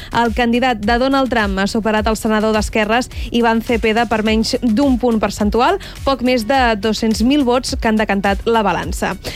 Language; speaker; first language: Catalan; native; Catalan